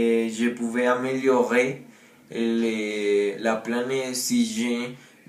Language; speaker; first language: French; non-native, learner; Spanish